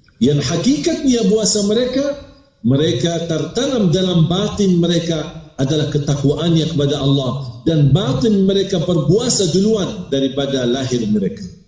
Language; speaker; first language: Malay; non-native, fluent; Arabic